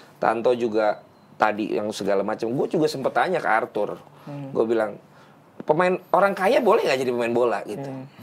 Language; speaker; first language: Indonesian; native; Indonesian